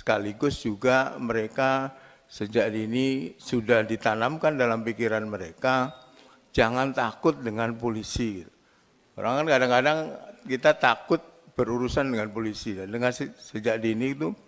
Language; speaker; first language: Indonesian; native; Indonesian